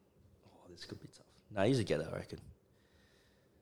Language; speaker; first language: English; native; English